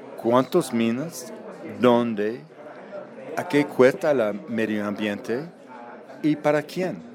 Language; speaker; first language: Spanish; non-native, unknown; English